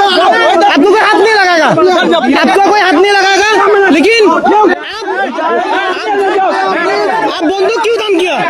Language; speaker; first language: Hindi; non-native, learner; Bangla